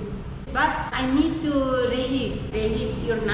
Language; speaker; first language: English; non-native, learner; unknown